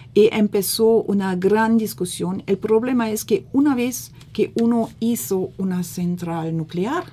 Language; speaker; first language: Spanish; non-native, fluent; German